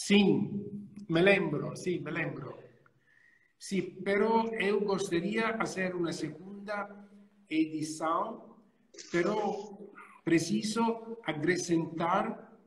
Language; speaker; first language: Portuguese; non-native, learner; Italian